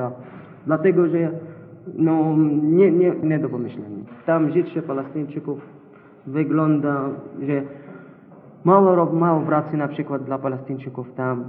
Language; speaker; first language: Polish; non-native, learner; Arabic